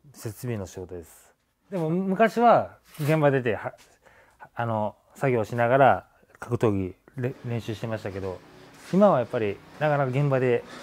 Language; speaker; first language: Japanese; native; Japanese